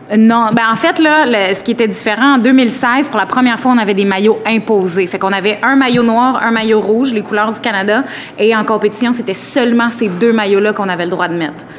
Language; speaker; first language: French; native; French